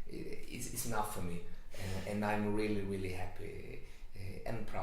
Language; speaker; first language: English; non-native, learner; Italian